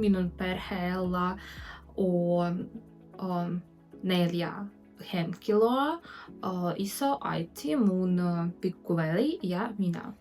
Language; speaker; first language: Finnish; non-native, learner; Russian